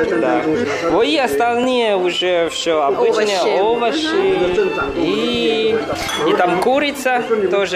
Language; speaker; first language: Russian; non-native, learner; Chinese